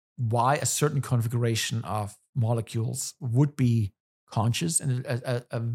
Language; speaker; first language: English; non-native, fluent; German